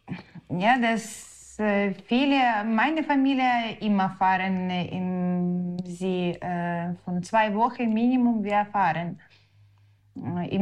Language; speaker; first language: German; non-native, learner; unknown